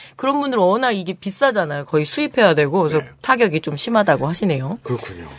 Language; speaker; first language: Korean; native; Korean